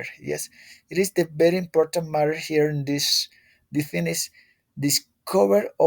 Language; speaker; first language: English; non-native, learner; Spanish